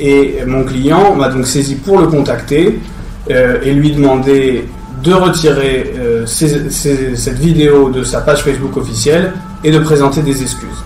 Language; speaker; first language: French; native; French